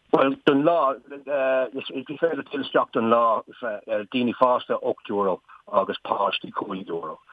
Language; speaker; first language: Irish; non-native, local second language; English